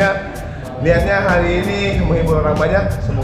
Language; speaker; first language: Indonesian; native; Indonesian